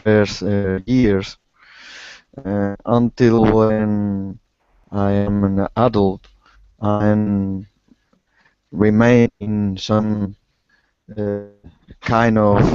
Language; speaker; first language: English; non-native, learner; Spanish